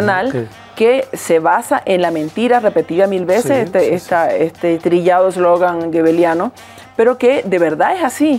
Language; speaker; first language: Spanish; native; Spanish